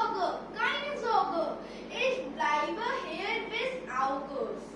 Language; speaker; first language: German; non-native, learner; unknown